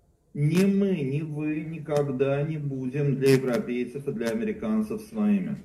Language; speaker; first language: Russian; native; Russian